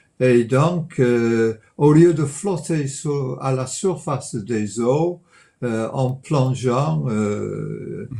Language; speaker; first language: French; non-native, fluent; English